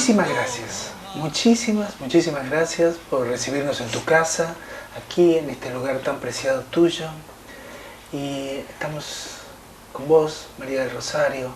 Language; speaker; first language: Spanish; native; Spanish